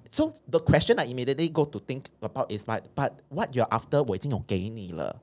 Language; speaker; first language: English; non-native, local second language; Chinese